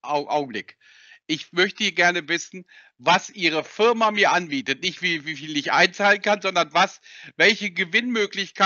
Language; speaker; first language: German; native; German